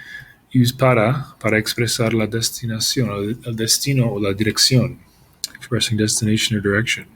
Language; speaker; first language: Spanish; non-native, fluent; English